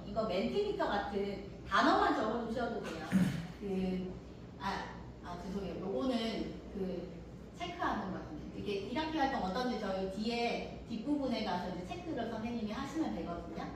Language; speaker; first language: Korean; native; Korean